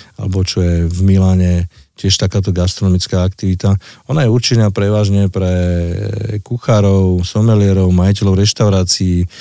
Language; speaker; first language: Slovak; native; Slovak